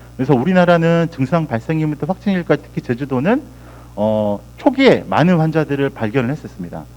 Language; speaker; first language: Korean; native; Korean